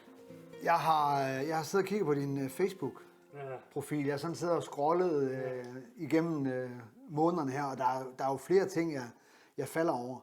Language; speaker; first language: Danish; native; Danish